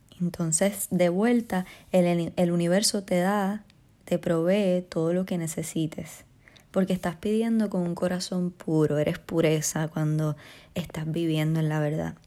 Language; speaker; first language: Spanish; native; Spanish